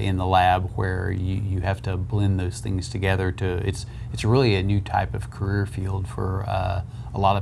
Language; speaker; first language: English; native; English